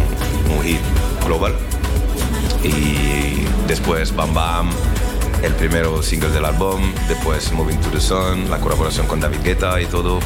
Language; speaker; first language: Spanish; non-native, learner; French